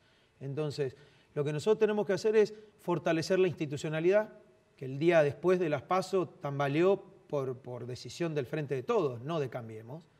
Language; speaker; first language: Spanish; native; Spanish